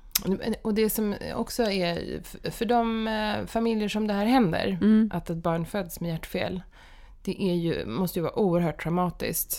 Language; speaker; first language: Swedish; native; Swedish